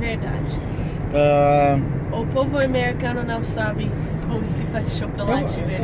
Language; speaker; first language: Portuguese; non-native, fluent; English